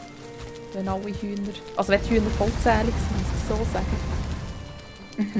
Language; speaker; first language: German; native; German